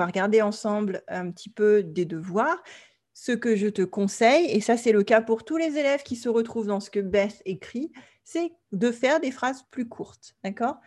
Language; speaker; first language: French; native; French